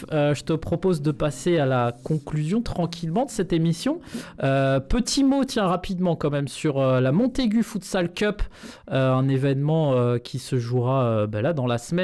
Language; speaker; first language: French; native; French